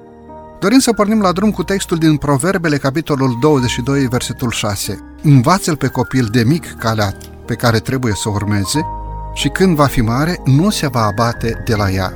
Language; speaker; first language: Romanian; native; Romanian